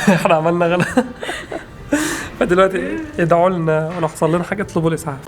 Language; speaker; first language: Arabic; native; Arabic